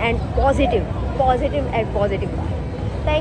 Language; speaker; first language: English; non-native, learner; Urdu